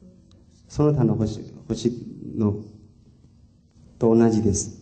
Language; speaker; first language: Japanese; non-native, fluent; Chinese